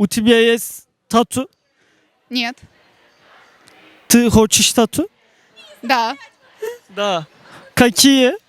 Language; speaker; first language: Russian; non-native, learner; Turkish